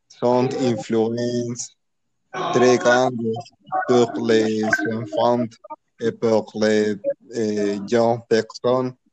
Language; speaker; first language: French; non-native, learner; Spanish